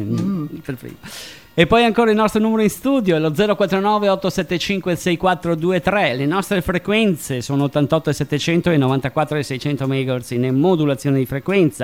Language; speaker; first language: Italian; native; Italian